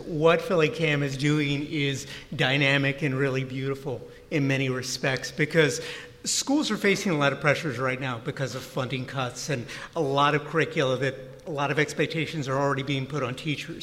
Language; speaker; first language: English; native; English